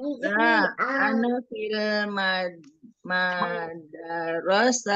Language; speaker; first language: Arabic; non-native, learner; Indonesian